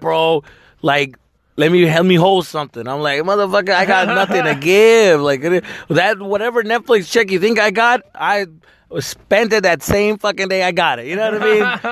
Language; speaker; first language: English; early bilingual, other home language; Spanish